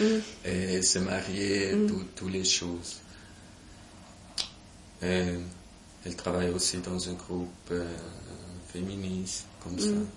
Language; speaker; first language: French; non-native, local second language; German